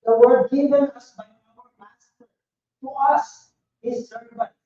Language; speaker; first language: English; non-native, local second language; Filipino